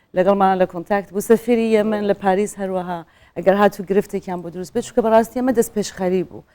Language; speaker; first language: Central Kurdish; native; Central Kurdish